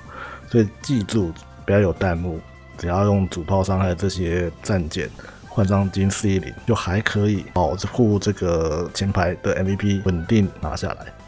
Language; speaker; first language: Chinese; native; Chinese